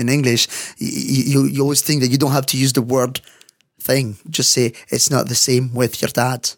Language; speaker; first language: English; non-native, fluent; French